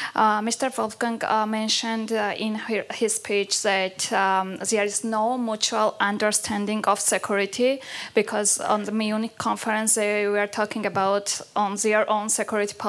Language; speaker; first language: English; non-native, fluent; Georgian